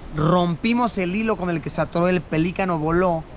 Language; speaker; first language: Spanish; native; Spanish